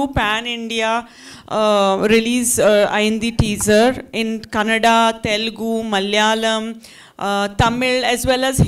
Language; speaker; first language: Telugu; non-native, fluent; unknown